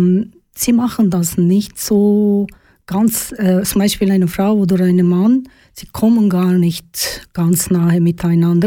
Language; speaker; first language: German; non-native, learner; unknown